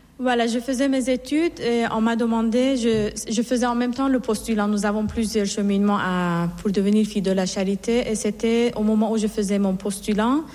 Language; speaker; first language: French; non-native, fluent; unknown